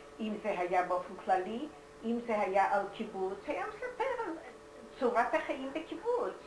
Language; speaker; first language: Hebrew; non-native, fluent; Yiddish